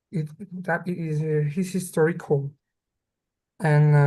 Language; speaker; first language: English; non-native, learner; Vietnamese